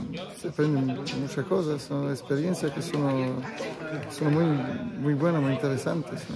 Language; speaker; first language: Spanish; non-native, learner; Italian